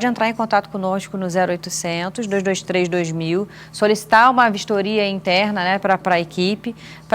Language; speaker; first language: Portuguese; native; Portuguese